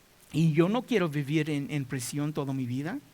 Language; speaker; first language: Spanish; non-native, learner; English